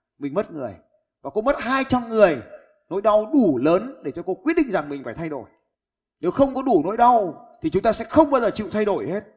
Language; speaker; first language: Vietnamese; native; Vietnamese